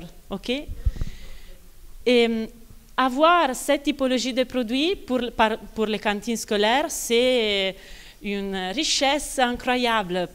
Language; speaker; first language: French; non-native, fluent; Italian